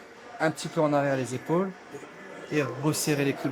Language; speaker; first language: French; native; French